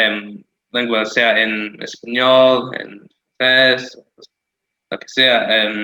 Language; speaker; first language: Spanish; non-native, fluent; English